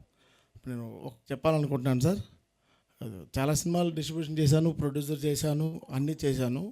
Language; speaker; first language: Telugu; native; Telugu